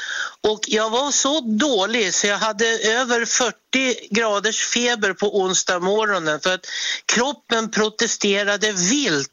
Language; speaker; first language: Swedish; native; Swedish